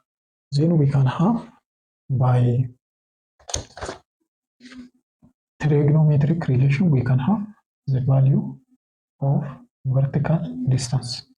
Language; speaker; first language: English; non-native, local second language; Oromo